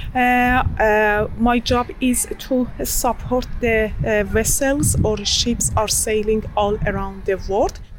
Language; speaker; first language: English; non-native, learner; Persian